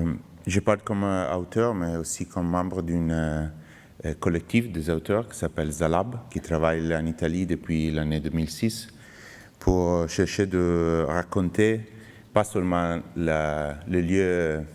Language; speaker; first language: French; non-native, fluent; Italian